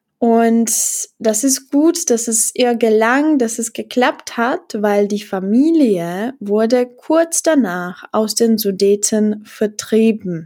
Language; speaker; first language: German; non-native, fluent; Czech